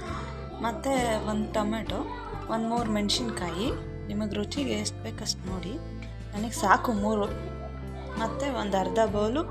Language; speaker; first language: Kannada; native; Kannada